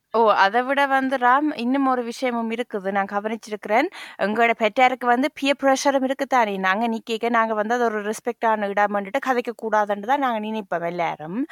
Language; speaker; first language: Tamil; early bilingual, heritage; Tamil